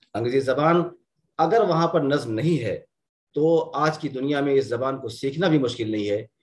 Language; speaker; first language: Urdu; native; Urdu